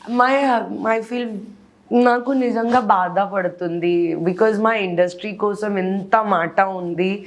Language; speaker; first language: Telugu; non-native, learner; Hindi